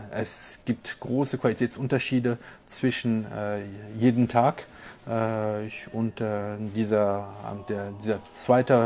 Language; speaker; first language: German; non-native, local second language; French